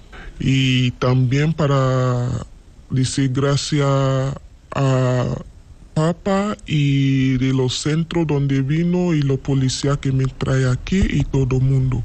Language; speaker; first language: Spanish; non-native, learner; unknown